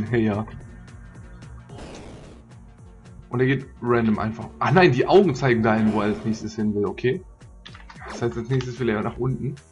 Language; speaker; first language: German; native; German